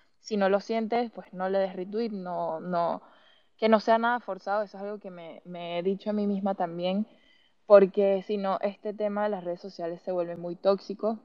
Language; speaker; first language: Spanish; native; Spanish